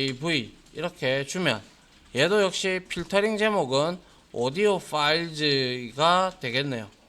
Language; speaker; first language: Korean; native; Korean